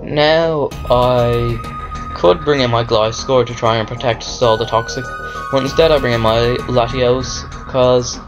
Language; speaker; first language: English; native; English